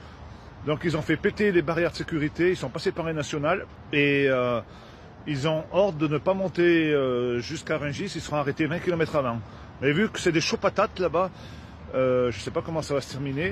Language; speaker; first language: French; native; French